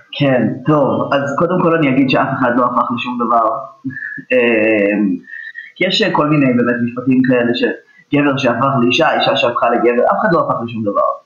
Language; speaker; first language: Hebrew; native; Hebrew